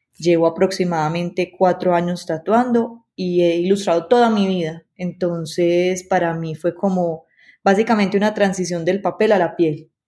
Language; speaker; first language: Spanish; native; Spanish